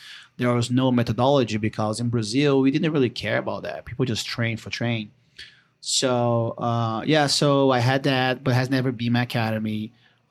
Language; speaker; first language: English; non-native, fluent; Portuguese